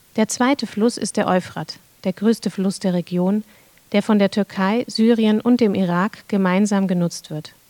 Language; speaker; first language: German; non-native, fluent; Arabic